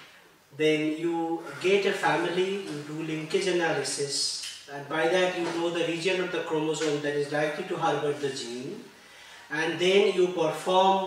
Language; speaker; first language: English; non-native, local second language; Bangla